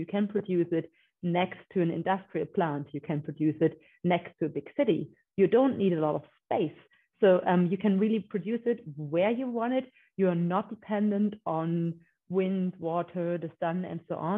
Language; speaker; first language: English; non-native, fluent; German